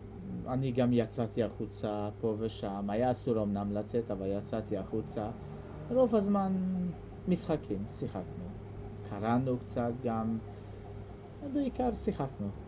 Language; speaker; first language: Hebrew; non-native, fluent; Hungarian